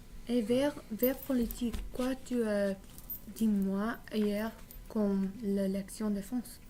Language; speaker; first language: French; non-native, learner; English